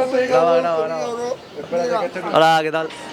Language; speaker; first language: Spanish; native; Spanish